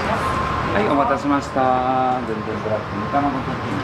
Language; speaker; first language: Japanese; native; Japanese